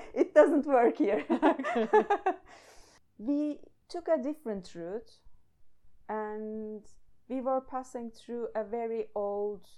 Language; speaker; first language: English; non-native, fluent; Turkish